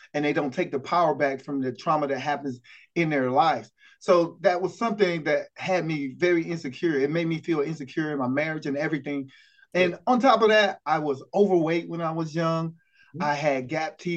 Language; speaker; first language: English; native; English